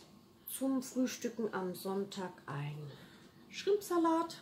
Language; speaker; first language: German; native; German